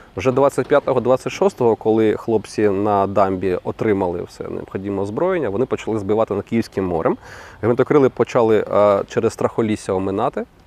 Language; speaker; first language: Ukrainian; non-native, local second language; Russian